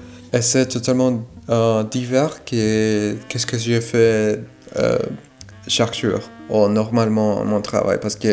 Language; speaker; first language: French; non-native, fluent; Spanish